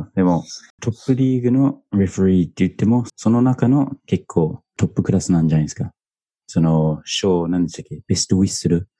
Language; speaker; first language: Japanese; non-native, fluent; English